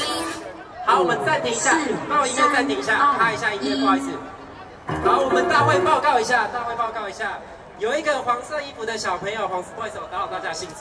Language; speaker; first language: Chinese; native; Chinese